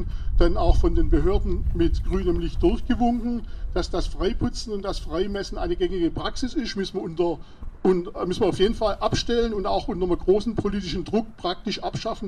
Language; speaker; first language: German; native; German